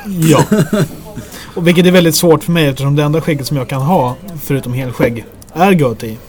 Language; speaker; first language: Swedish; native; Swedish